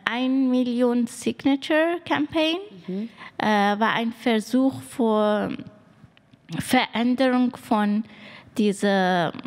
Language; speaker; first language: German; non-native, learner; Persian